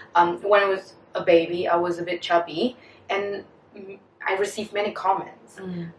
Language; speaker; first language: English; non-native, fluent; Vietnamese